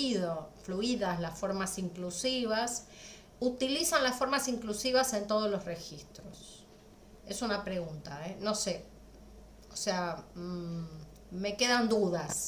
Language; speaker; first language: Spanish; native; Spanish